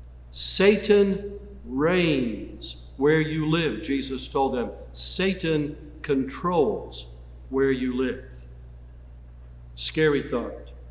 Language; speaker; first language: English; native; English